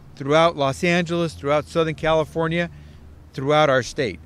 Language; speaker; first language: English; early bilingual, other home language; Spanish